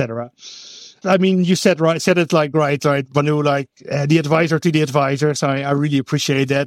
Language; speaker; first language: English; non-native, fluent; Dutch